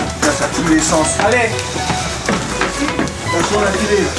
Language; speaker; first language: French; non-native, learner; Italian